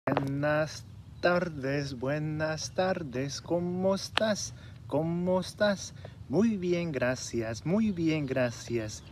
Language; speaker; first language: Spanish; early bilingual, heritage; Spanish